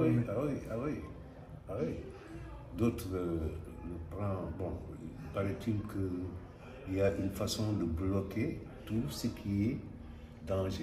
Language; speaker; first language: French; non-native, local second language; Wolof